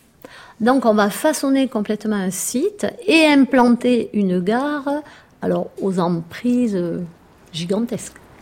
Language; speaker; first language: French; native; French